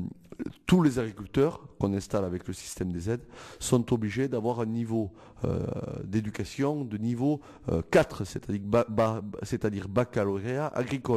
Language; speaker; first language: French; native; French